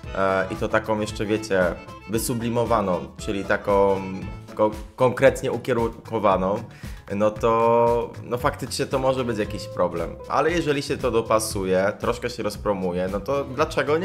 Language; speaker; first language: Polish; native; Polish